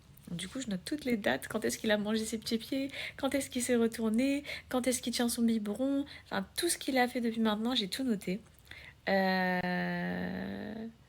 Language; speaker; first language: French; native; French